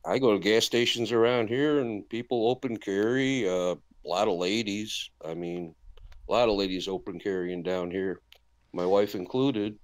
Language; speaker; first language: English; native; English